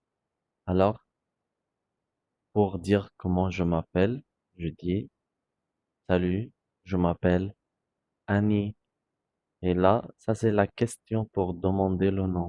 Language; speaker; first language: French; non-native, fluent; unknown